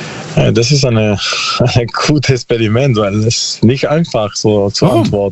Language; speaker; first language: German; non-native, learner; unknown